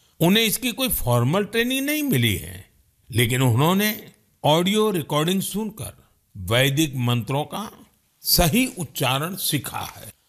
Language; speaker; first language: Hindi; non-native, local second language; Gujarati